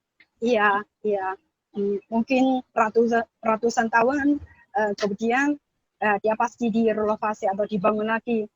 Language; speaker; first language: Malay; non-native, learner; Chinese